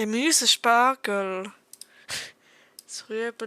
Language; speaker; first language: German; native; German